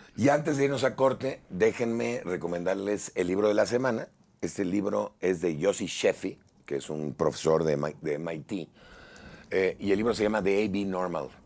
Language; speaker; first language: Spanish; native; Spanish